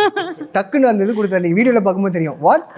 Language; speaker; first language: Tamil; native; Tamil